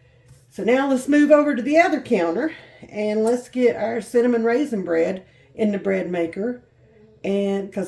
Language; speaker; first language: English; native; English